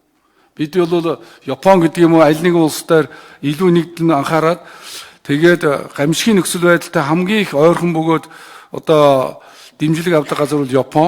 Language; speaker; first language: Mongolian; native; Mongolian